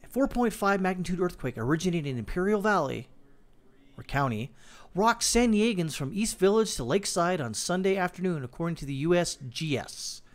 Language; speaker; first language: English; native; English